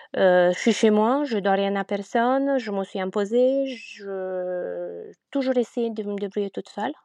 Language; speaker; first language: French; non-native, fluent; Romanian